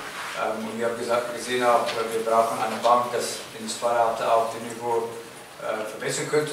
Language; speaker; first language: German; non-native, fluent; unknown